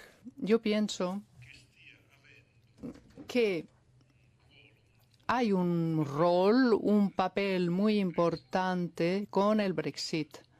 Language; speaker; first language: Spanish; non-native, fluent; Italian